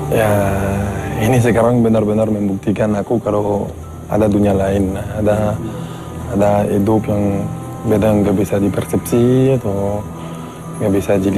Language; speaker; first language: Indonesian; non-native, fluent; English